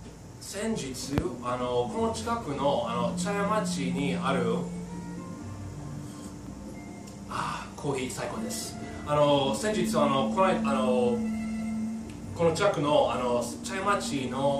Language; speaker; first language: Japanese; non-native, fluent; English